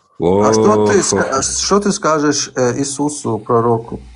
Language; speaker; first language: Russian; early bilingual, heritage; Chechen